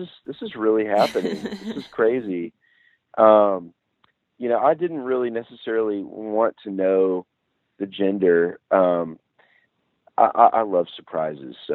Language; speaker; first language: English; native; English